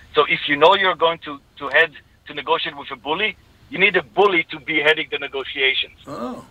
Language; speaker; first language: English; non-native, fluent; Hebrew